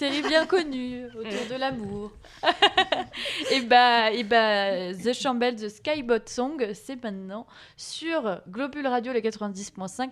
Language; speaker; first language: French; native; French